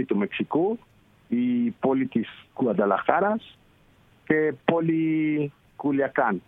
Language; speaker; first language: Greek; early bilingual, heritage; Spanish